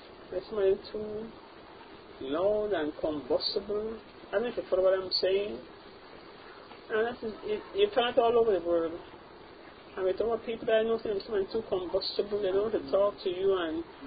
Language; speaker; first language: English; native; English